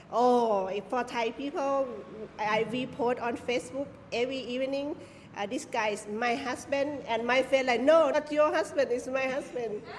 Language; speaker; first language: English; non-native, learner; Thai